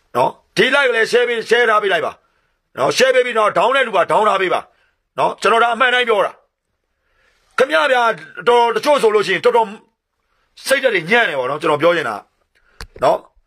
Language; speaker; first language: Burmese; non-native, local second language; Shan